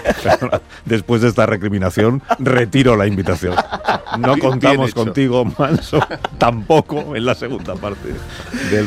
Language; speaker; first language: Spanish; native; Spanish